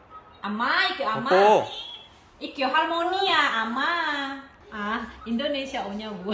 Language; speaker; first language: Korean; non-native, learner; Indonesian